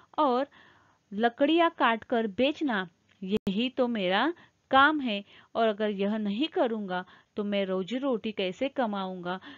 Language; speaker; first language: Hindi; non-native, local second language; Marathi